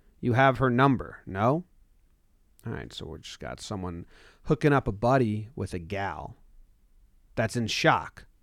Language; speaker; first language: English; native; English